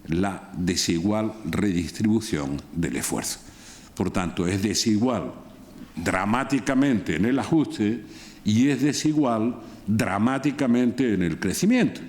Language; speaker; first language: Spanish; native; Spanish